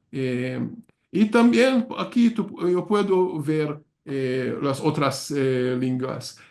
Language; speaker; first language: Spanish; non-native, learner; Hungarian